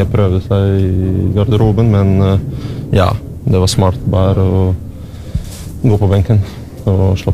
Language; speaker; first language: Norwegian; non-native, learner; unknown